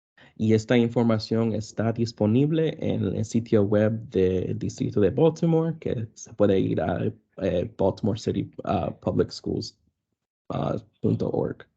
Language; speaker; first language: Spanish; early bilingual, other home language; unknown